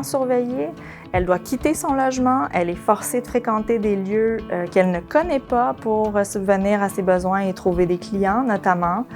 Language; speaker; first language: French; native; French